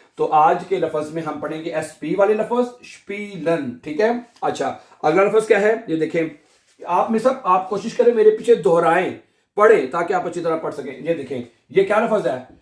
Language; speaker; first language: Urdu; native; Urdu